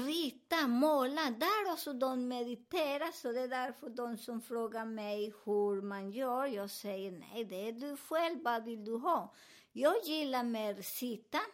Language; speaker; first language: Swedish; non-native, learner; Spanish